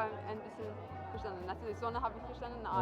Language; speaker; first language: German; non-native, learner; Azerbaijani